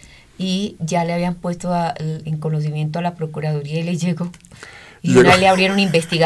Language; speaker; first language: Spanish; native; Spanish